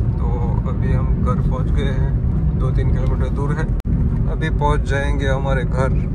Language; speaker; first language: Hindi; non-native, local second language; Gujarati